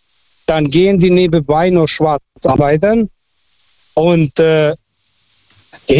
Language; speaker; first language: German; non-native, fluent; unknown